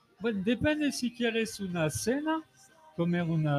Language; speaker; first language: Spanish; non-native, learner; French